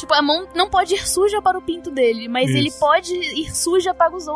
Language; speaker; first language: Portuguese; native; Portuguese